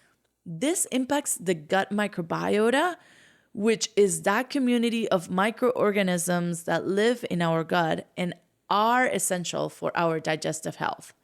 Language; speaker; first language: English; non-native, fluent; Spanish